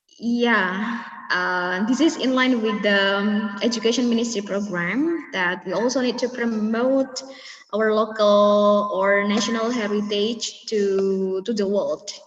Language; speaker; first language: English; non-native, fluent; Indonesian